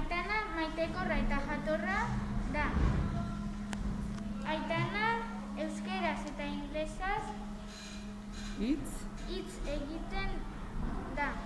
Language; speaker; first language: Basque; non-native, local second language; Spanish